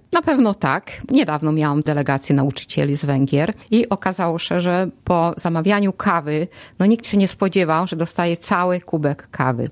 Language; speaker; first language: Polish; non-native, fluent; Hungarian